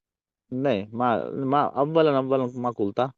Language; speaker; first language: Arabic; non-native, learner; Urdu